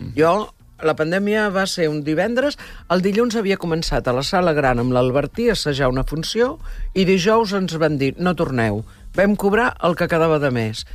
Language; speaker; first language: Catalan; early bilingual, heritage; Catalan